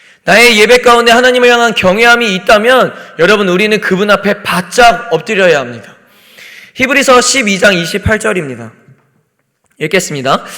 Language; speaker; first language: Korean; native; Korean